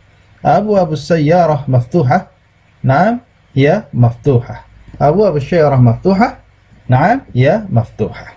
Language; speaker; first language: Arabic; non-native, fluent; Indonesian